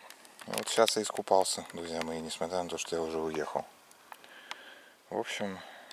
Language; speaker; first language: Russian; native; Russian